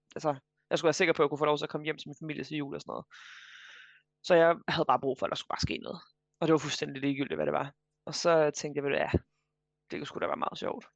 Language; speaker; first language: Danish; native; Danish